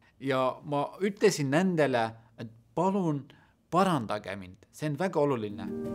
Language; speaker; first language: Estonian; non-native, fluent; Turkish